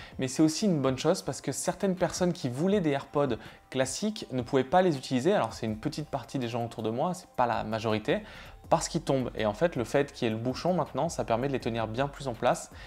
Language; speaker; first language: French; native; French